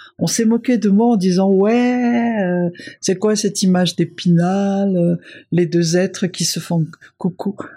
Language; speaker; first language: French; non-native, local second language; Malagasy